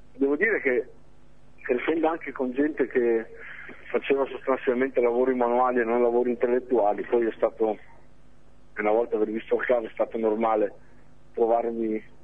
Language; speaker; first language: Italian; native; Italian